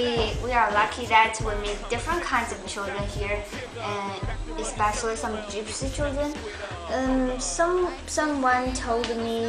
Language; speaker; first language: English; non-native, learner; Chinese